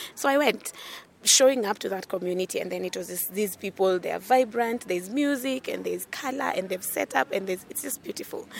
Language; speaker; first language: English; non-native, local second language; Luo (Kenya and Tanzania)